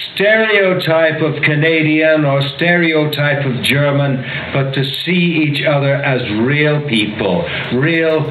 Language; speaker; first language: English; native; English